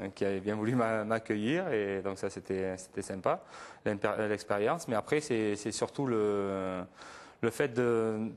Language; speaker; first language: French; native; French